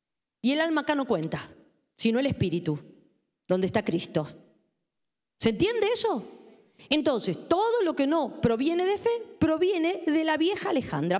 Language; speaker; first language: Spanish; native; Spanish